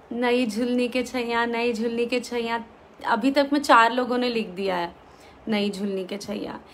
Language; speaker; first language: Hindi; native; Hindi